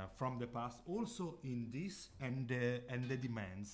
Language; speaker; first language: English; non-native, fluent; Italian